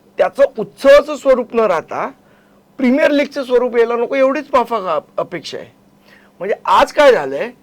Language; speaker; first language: Marathi; native; Marathi